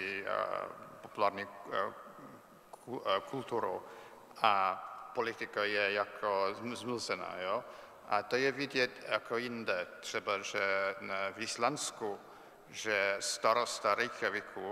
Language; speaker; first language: Czech; non-native, fluent; English